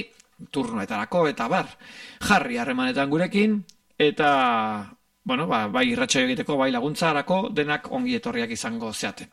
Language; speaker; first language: Basque; native; Basque